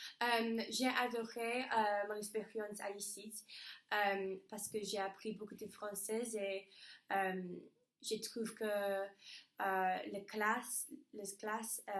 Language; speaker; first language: French; non-native, learner; English